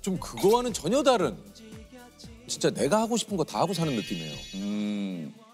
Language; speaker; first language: Korean; native; Korean